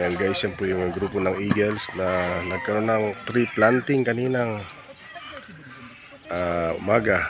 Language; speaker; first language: Filipino; non-native, local second language; Waray